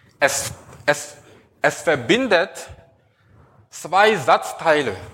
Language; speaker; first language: German; non-native, fluent; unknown